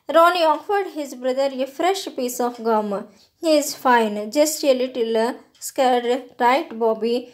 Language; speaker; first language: English; non-native, local second language; Telugu